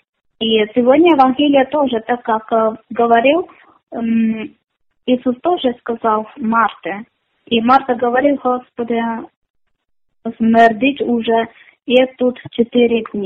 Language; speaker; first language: Ukrainian; non-native, learner; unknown